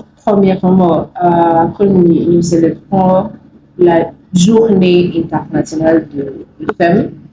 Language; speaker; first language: French; non-native, learner; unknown